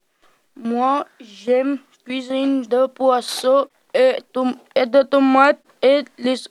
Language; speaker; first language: French; non-native, learner; Khmer